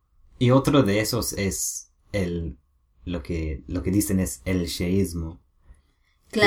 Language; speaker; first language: Spanish; non-native, learner; English